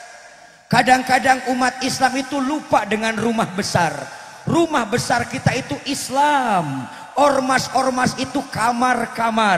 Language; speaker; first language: Indonesian; non-native, local second language; Sundanese